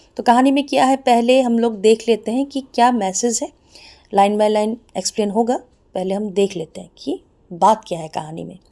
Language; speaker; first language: Hindi; non-native, local second language; Assamese